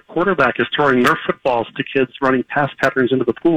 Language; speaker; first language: English; native; English